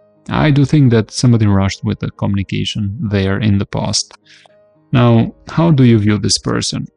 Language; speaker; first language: English; non-native, fluent; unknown